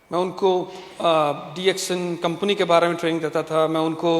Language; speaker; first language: Hindi; non-native, fluent; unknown